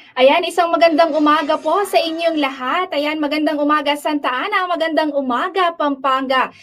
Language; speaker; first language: Filipino; non-native, local second language; Pampanga